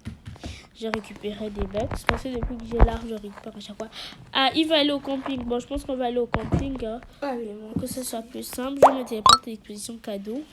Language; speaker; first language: French; native; French